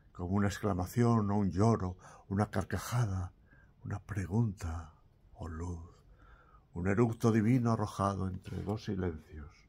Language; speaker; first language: Spanish; native; Spanish